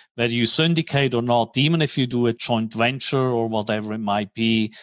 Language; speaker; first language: English; non-native, fluent; German